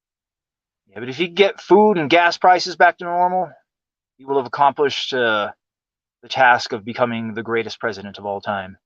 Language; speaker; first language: English; native; English